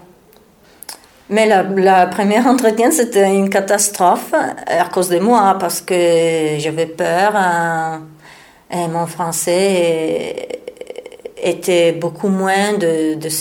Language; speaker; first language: French; non-native, learner; Italian